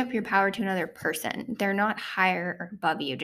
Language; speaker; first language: English; native; English